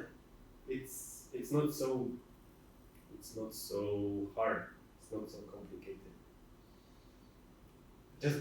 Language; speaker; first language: English; non-native, fluent; Russian